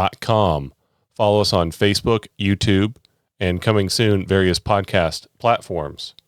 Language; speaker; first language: English; native; English